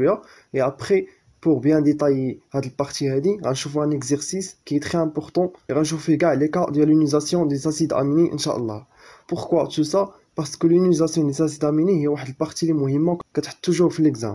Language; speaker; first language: French; non-native, local second language; Arabic